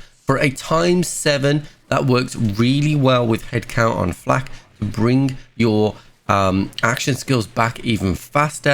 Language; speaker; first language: English; native; English